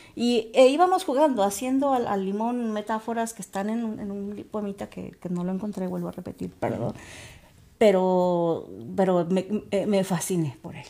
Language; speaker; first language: Spanish; native; Spanish